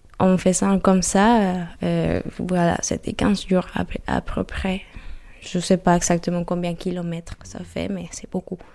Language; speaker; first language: French; non-native, learner; Spanish